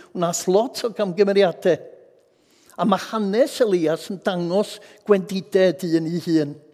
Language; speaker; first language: Welsh; native; Welsh